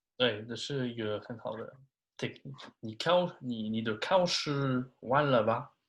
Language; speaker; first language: Chinese; non-native, learner; French